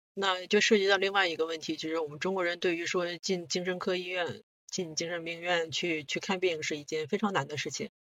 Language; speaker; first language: Chinese; non-native, local second language; Korean